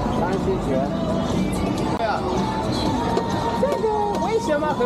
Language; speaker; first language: Chinese; non-native, learner; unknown